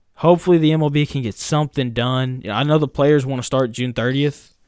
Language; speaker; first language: English; native; English